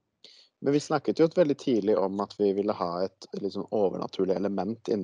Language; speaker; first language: Norwegian; native; Norwegian